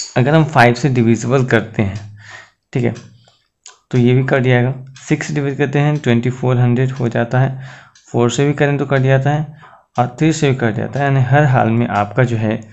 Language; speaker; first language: Hindi; native; Hindi